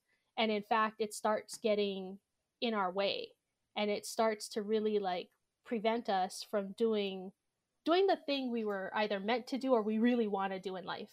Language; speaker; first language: English; native; English